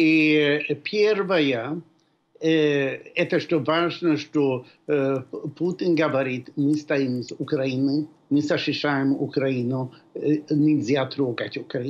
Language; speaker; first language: Russian; non-native, fluent; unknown